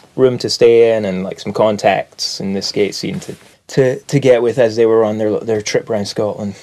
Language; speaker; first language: English; native; English